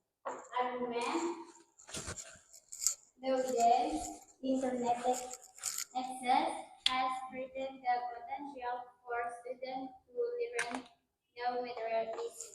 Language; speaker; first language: English; non-native, learner; Indonesian